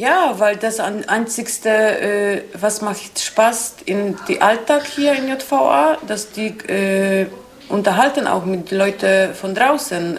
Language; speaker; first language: German; non-native, learner; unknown